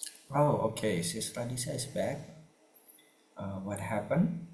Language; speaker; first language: English; non-native, fluent; Indonesian